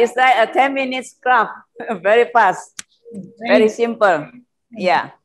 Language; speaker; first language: English; non-native, learner; Indonesian